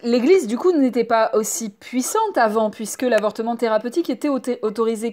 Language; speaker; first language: French; native; French